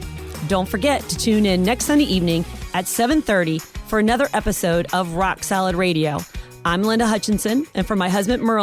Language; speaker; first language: English; native; English